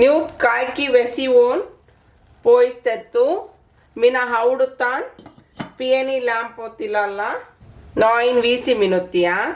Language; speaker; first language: Finnish; non-native, learner; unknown